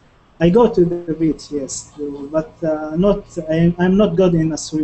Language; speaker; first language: English; non-native, learner; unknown